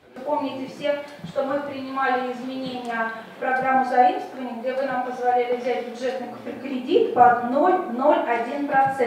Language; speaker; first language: Russian; native; Russian